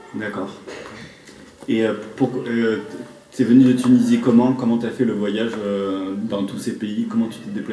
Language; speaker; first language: French; native; French